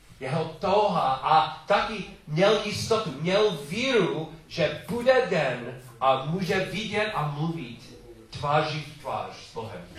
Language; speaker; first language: Czech; non-native, learner; English